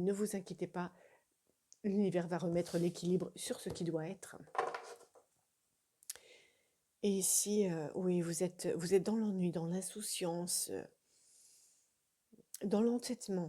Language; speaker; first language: French; native; French